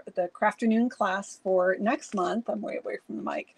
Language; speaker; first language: English; native; English